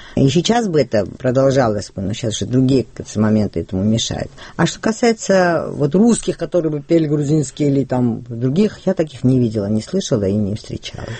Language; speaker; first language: Russian; non-native, local second language; Georgian